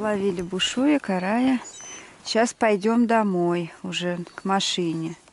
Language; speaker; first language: Russian; native; Russian